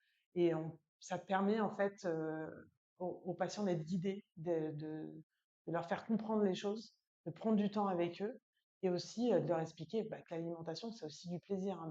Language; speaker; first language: French; native; French